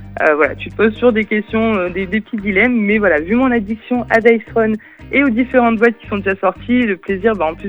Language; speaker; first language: French; native; French